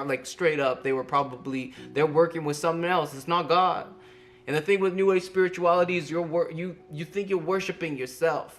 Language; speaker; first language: English; native; English